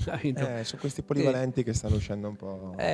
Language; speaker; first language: Italian; native; Italian